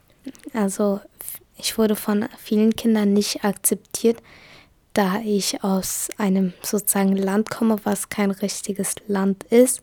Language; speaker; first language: German; early bilingual, other home language; Kurdish